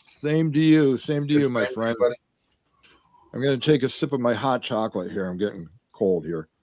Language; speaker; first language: English; native; English